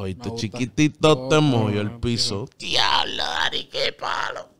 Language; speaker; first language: Spanish; native; Spanish